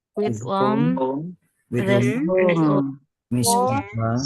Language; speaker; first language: English; non-native, learner; Indonesian